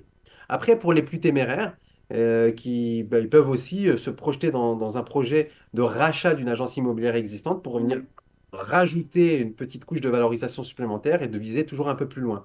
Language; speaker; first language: French; native; French